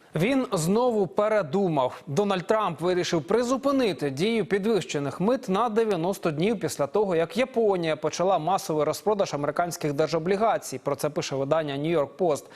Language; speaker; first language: Ukrainian; native; Ukrainian